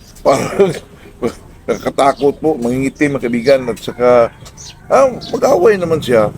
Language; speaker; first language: Filipino; non-native, local second language; Cebuano